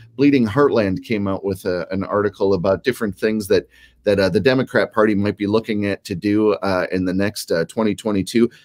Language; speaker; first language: English; native; English